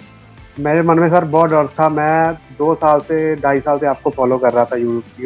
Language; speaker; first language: Hindi; native; Hindi